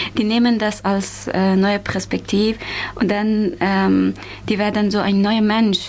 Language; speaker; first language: German; non-native, learner; Persian